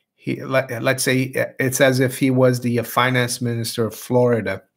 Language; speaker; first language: English; non-native, fluent; Portuguese